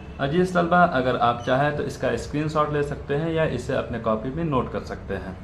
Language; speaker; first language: Urdu; native; Urdu